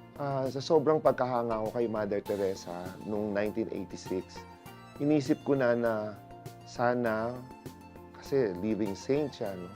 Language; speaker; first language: Filipino; native; Filipino